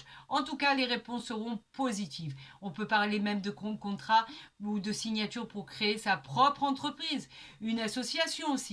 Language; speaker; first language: French; native; French